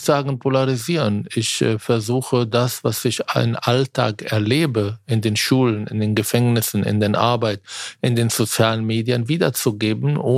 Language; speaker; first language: German; non-native, fluent; Arabic